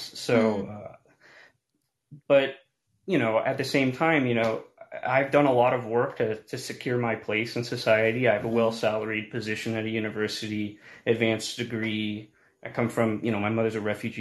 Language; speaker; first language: English; native; English